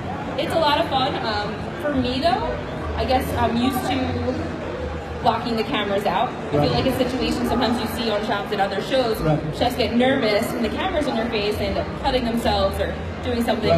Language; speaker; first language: English; native; English